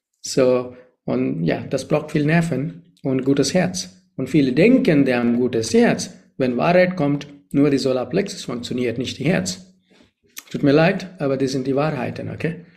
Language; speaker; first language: German; non-native, learner; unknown